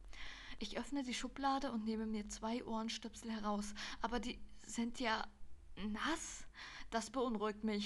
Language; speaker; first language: German; native; German